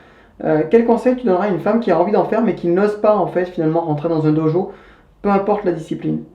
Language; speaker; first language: French; native; French